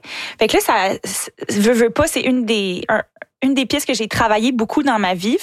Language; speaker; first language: French; native; French